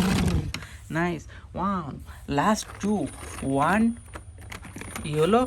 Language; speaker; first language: English; non-native, learner; Hindi